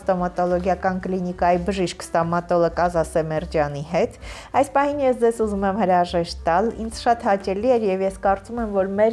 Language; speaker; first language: Armenian; native; Armenian